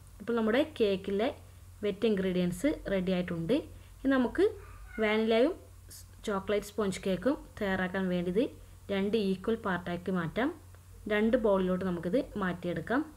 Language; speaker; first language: Malayalam; native; Malayalam